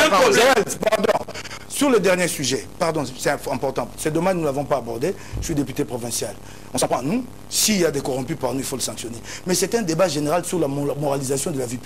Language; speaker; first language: French; non-native, local second language; Lingala